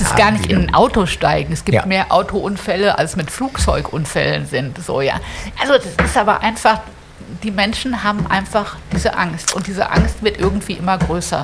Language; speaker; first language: German; native; German